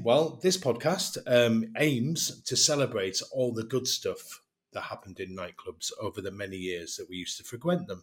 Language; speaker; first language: English; native; English